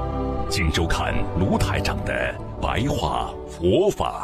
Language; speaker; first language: Chinese; native; Chinese